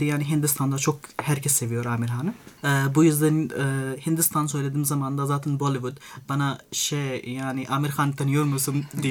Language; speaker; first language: Turkish; non-native, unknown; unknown